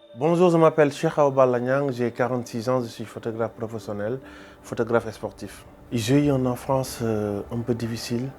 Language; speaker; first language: French; non-native, local second language; Wolof